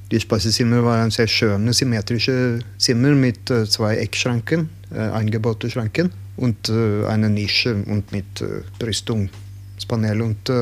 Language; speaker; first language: German; non-native, learner; Norwegian